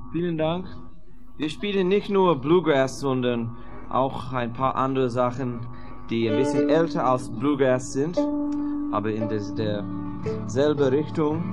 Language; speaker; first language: German; non-native, fluent; English